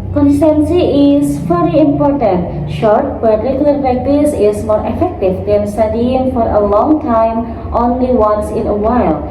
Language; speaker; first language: English; non-native, learner; Indonesian